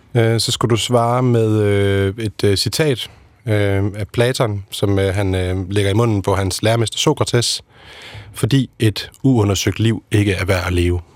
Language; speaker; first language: Danish; native; Danish